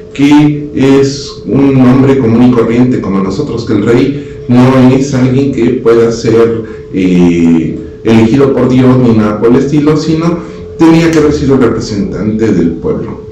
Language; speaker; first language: Spanish; native; Spanish